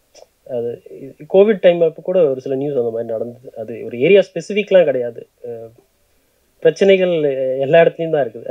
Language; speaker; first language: Tamil; native; Tamil